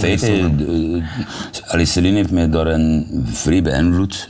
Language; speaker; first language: Dutch; native; Dutch